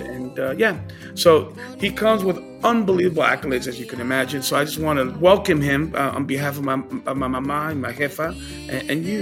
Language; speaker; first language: English; early bilingual, other home language; Spanish